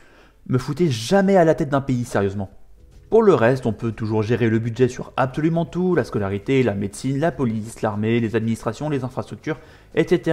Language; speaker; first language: French; native; French